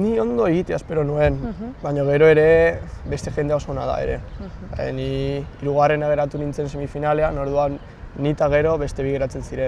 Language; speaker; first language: Basque; non-native, local second language; Spanish